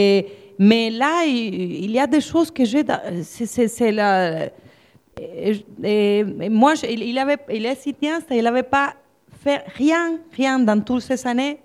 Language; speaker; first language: French; non-native, fluent; Spanish